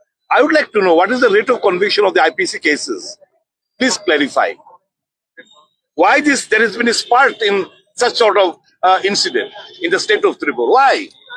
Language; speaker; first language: English; non-native, local second language; Bangla